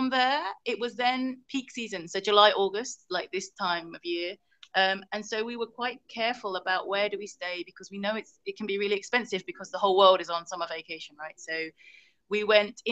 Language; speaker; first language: English; native; English